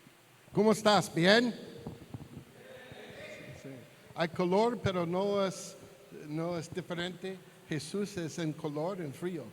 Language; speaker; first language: Spanish; non-native, learner; English